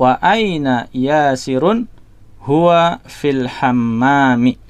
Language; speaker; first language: Arabic; non-native, fluent; Indonesian